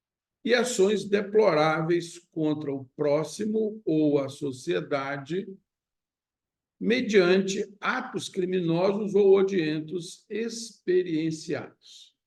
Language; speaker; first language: Portuguese; native; Portuguese